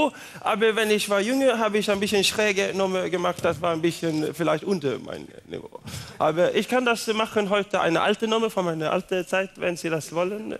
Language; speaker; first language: German; non-native, learner; Swedish